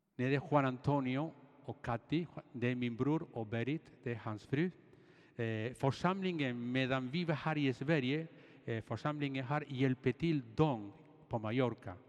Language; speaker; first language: Swedish; non-native, fluent; Spanish